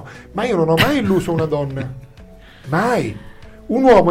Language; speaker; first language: Italian; native; Italian